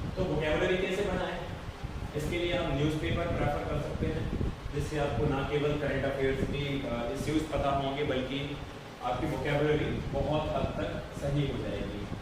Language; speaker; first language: Hindi; native; Hindi